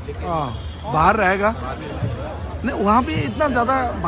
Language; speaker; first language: Hindi; non-native, local second language; Kok Borok